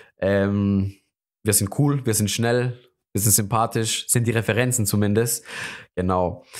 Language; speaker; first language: German; non-native, fluent; Greek